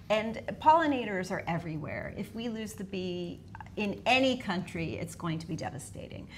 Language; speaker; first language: English; native; English